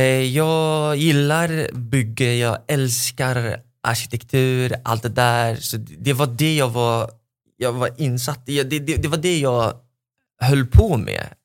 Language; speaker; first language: Swedish; non-native, fluent; Arabic